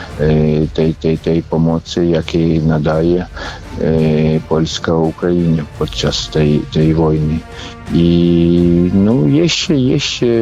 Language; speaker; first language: Polish; non-native, fluent; Ukrainian